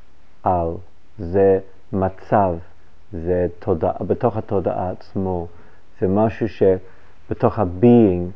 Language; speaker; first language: Hebrew; non-native, fluent; English